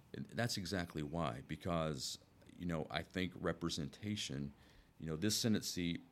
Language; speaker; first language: English; native; English